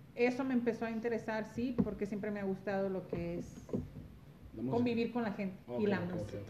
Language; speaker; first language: Spanish; early bilingual, heritage; Spanish